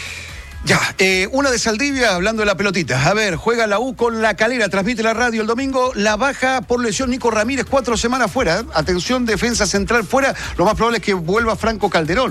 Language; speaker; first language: Spanish; native; Spanish